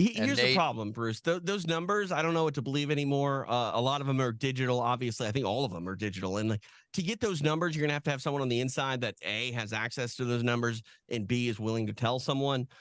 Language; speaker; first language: English; native; English